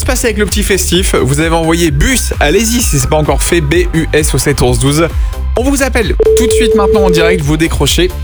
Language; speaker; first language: French; native; French